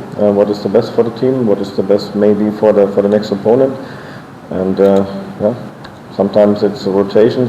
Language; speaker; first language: English; non-native, fluent; German